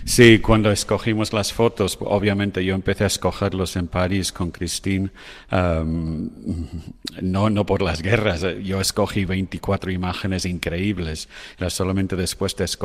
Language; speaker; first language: Spanish; non-native, fluent; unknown